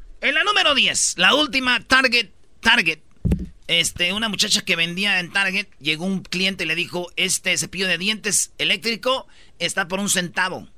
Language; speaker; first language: Spanish; native; Spanish